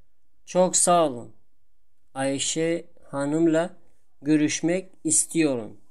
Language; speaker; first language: Turkish; non-native, fluent; Tajik